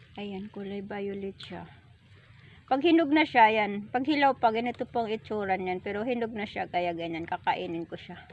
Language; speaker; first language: Filipino; non-native, local second language; Cebuano